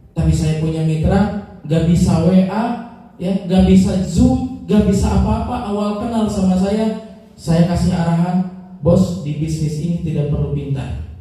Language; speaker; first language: Indonesian; native; Indonesian